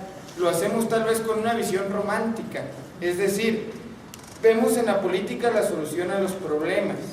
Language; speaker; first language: Spanish; native; Spanish